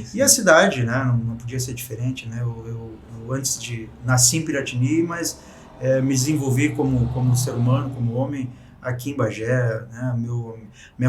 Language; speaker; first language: Portuguese; native; Portuguese